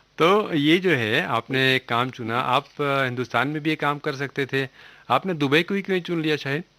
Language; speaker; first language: Hindi; native; Hindi